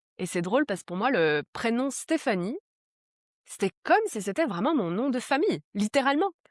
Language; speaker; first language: French; early bilingual, other home language; Portuguese